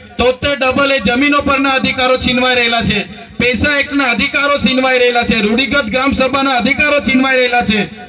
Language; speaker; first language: Gujarati; non-native, local second language; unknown